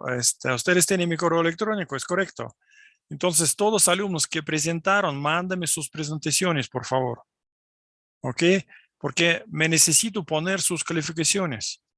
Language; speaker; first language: Spanish; non-native, fluent; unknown